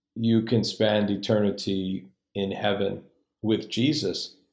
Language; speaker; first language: English; native; English